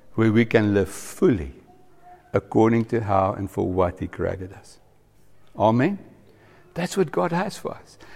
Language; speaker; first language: English; non-native, local second language; Afrikaans